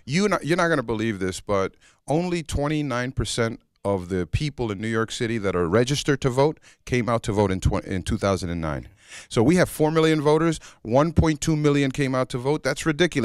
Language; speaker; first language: English; early bilingual, other home language; Spanish